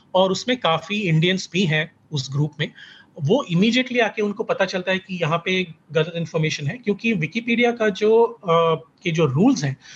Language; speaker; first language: Hindi; native; Hindi